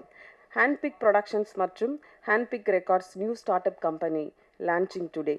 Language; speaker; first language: Tamil; native; Tamil